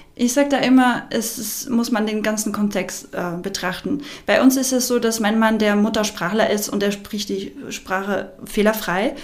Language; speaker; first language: German; non-native, fluent; French